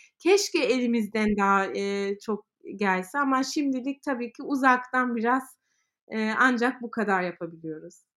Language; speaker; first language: Turkish; early bilingual, heritage; Turkish